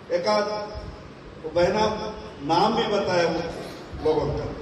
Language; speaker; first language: Hindi; non-native, local second language; Telugu